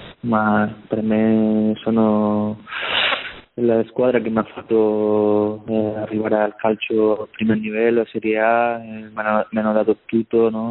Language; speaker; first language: Italian; non-native, learner; Spanish